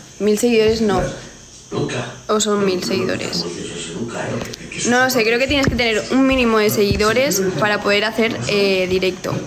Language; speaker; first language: Spanish; native; Spanish